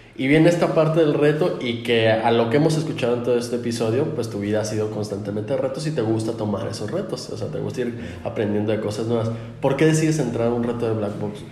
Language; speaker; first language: Spanish; native; Spanish